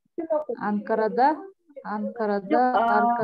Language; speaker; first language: Turkish; non-native, learner; Kyrgyz